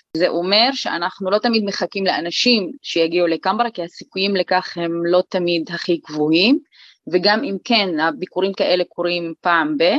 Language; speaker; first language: Hebrew; non-native, local second language; Arabic